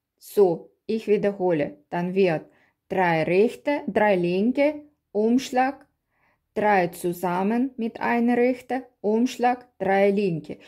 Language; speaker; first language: German; non-native, learner; Russian